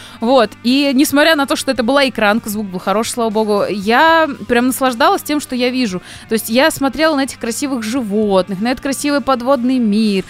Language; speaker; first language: Russian; native; Russian